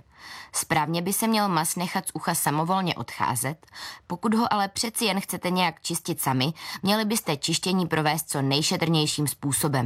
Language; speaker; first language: Czech; native; Czech